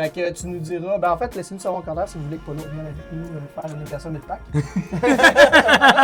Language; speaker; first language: French; native; French